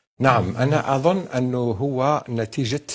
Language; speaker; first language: Arabic; native; Arabic